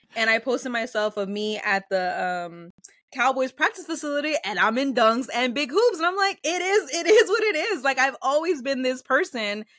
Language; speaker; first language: English; early bilingual, other home language; Spanish